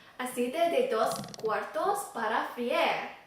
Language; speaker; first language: Spanish; non-native, learner; English